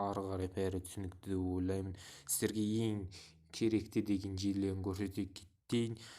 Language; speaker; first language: Kazakh; non-native, local second language; Russian